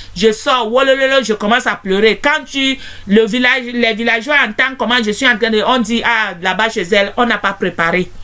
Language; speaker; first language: French; non-native, local second language; Basaa